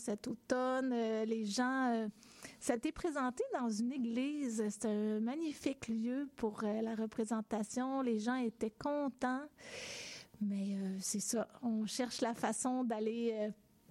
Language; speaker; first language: French; native; French